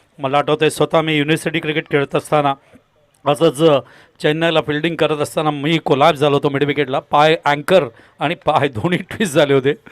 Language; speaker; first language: Marathi; non-native, local second language; Tamil